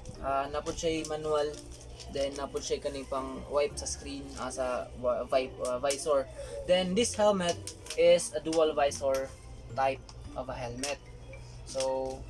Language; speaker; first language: Filipino; non-native, local second language; Cebuano